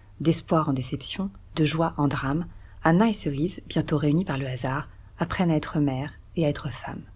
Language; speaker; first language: French; native; French